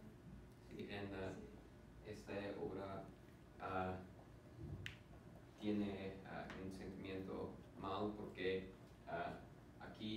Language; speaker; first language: Spanish; non-native, learner; English